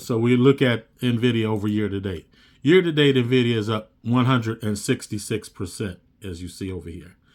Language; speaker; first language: English; native; English